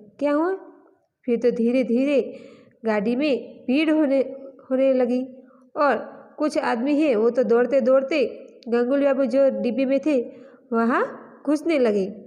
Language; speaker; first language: Hindi; non-native, local second language; Gujarati